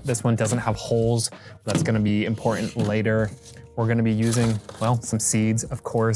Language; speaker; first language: English; native; English